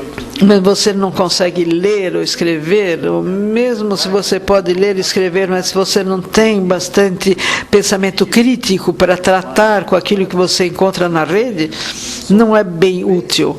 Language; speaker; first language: Portuguese; non-native, fluent; French